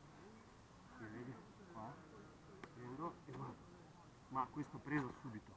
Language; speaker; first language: Italian; non-native, fluent; Russian